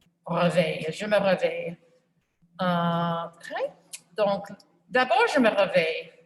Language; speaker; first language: French; non-native, fluent; English